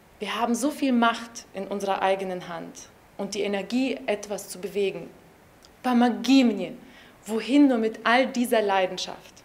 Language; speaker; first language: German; early bilingual, other home language; Russian